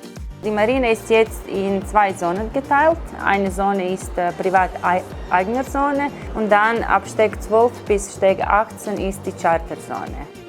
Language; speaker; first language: German; non-native, fluent; Croatian